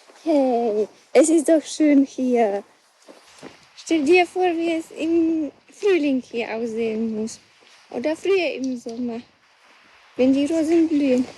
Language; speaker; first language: German; non-native, fluent; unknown